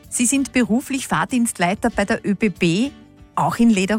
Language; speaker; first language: German; native; German